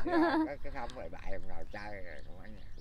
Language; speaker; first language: Vietnamese; native; Vietnamese